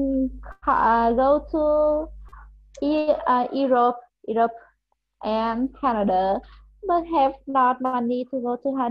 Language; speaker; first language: English; non-native, learner; Vietnamese